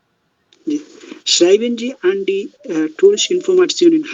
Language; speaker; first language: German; non-native, learner; Bangla